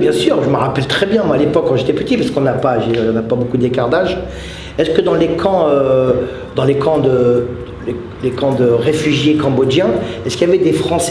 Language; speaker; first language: French; native; French